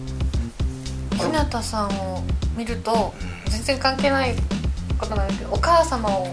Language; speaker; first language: Japanese; native; Japanese